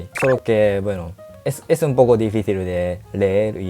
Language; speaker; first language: Spanish; non-native, fluent; Japanese